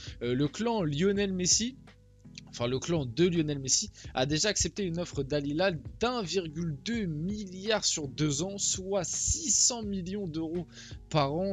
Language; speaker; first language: French; early bilingual, other home language; Portuguese